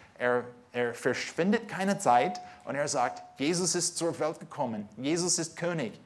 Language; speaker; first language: German; non-native, fluent; English